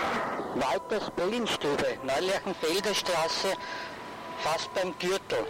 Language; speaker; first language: German; native; German